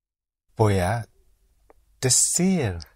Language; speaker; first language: Spanish; non-native, learner; English